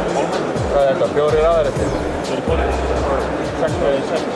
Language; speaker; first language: Icelandic; native; Icelandic